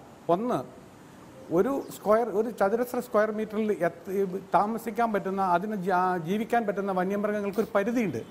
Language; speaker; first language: Malayalam; native; Malayalam